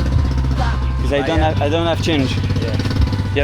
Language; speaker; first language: English; non-native, learner; French